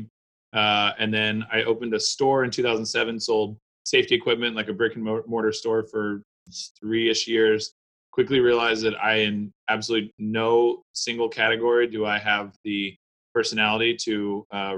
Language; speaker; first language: English; native; English